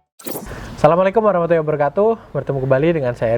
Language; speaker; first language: Indonesian; native; Indonesian